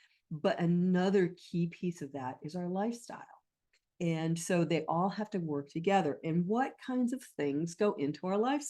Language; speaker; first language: English; native; English